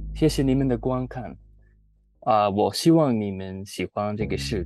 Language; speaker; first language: Chinese; non-native, learner; English